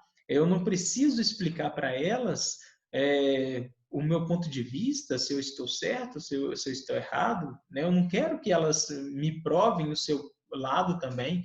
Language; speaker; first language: Portuguese; native; Portuguese